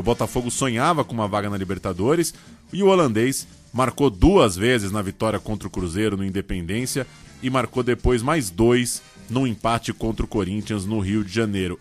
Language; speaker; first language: Portuguese; native; Portuguese